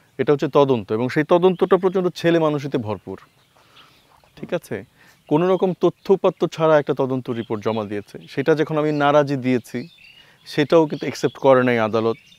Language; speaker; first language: Bangla; native; Bangla